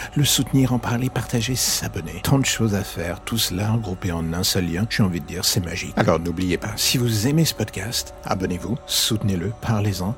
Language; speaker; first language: French; native; French